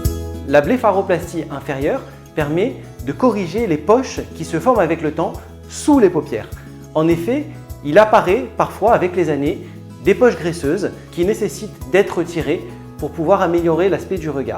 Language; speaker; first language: French; native; French